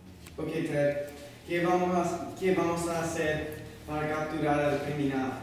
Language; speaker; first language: Spanish; non-native, learner; English